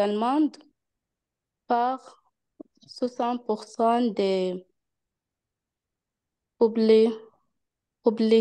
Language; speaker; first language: French; non-native, learner; Spanish